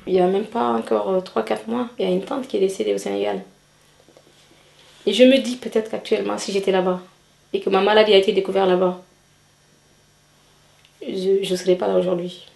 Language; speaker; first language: French; non-native, local second language; Wolof